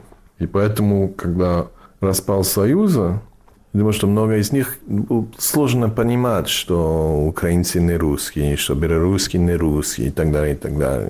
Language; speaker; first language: Russian; non-native, fluent; English